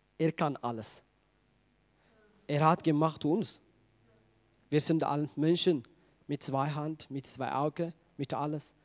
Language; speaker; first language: German; non-native, learner; Tigrinya